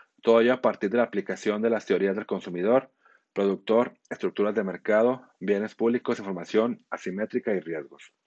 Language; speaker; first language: Spanish; native; Spanish